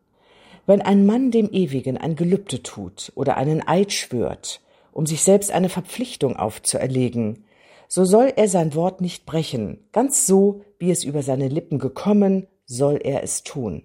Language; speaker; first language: German; native; German